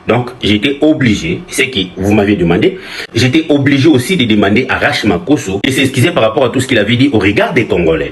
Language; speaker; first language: French; non-native, local second language; Lingala